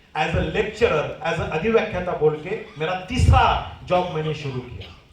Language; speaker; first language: Hindi; non-native, local second language; Marathi